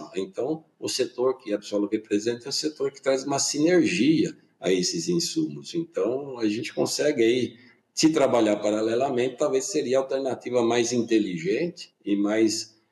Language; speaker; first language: Portuguese; native; Portuguese